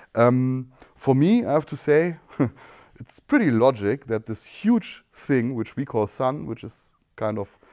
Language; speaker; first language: English; non-native, fluent; German